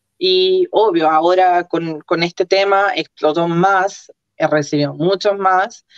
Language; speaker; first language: Spanish; early bilingual, other home language; Croatian